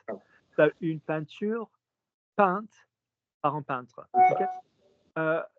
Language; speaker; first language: French; non-native, fluent; English